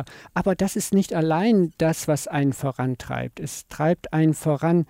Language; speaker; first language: German; native; German